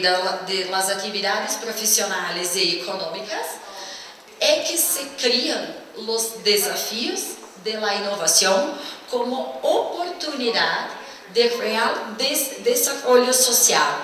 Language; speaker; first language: Spanish; non-native, fluent; Portuguese